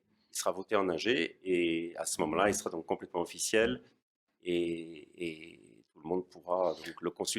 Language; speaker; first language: French; native; French